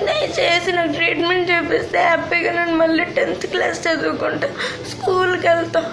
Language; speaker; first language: Telugu; native; Telugu